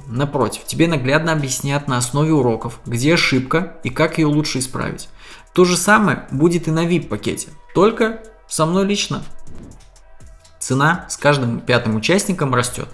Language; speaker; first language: Russian; native; Russian